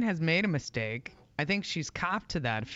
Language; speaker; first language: English; native; English